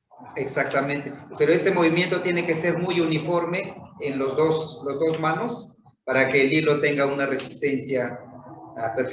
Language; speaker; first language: Spanish; non-native, local second language; Zapotec